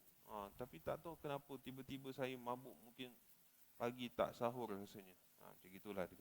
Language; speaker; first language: Malay; native; Malay